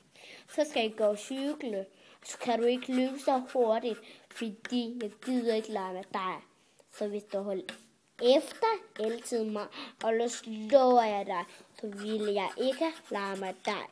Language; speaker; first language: Danish; early bilingual, other home language; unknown